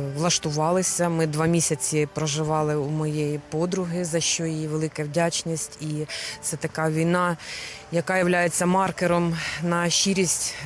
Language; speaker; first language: Ukrainian; native; Ukrainian